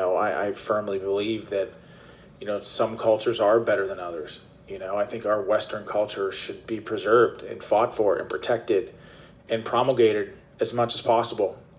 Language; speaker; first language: English; native; English